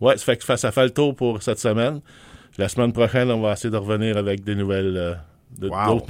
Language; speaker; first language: French; native; French